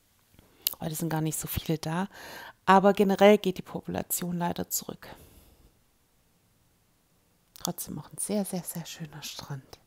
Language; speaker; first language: German; native; German